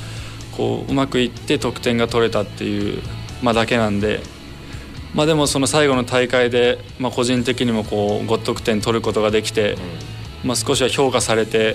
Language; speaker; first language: Japanese; native; Japanese